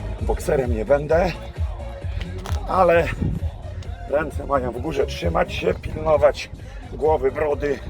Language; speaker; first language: Polish; native; Polish